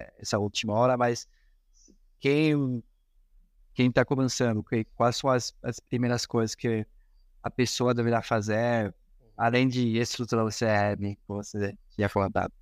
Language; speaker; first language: Portuguese; non-native, fluent; Spanish